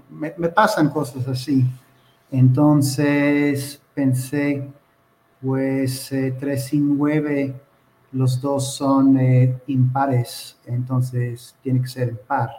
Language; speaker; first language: Spanish; non-native, fluent; Hebrew